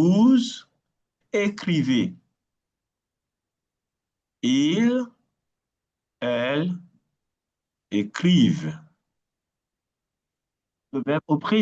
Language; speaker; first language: French; non-native, fluent; English